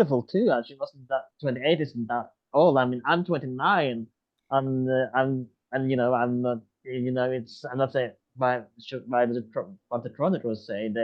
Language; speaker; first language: English; non-native, fluent; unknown